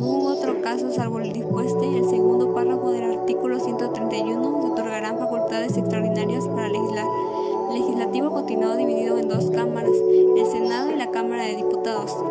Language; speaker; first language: Spanish; native; Spanish